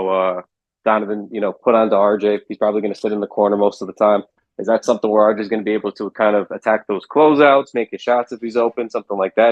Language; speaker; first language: English; native; English